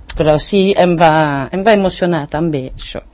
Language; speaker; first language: Catalan; non-native, learner; French